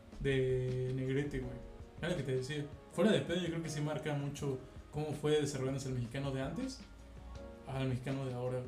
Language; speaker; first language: Spanish; native; Spanish